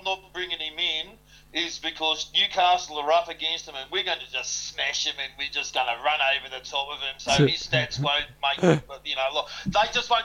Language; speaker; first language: English; native; English